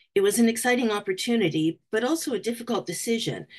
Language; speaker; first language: English; native; English